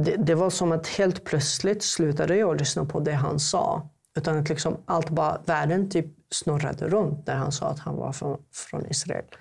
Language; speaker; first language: Swedish; non-native, fluent; Arabic